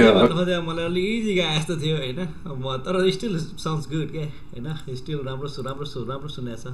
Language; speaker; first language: Nepali; native; Nepali